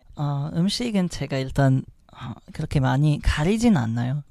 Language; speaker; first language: Korean; non-native, fluent; Arabic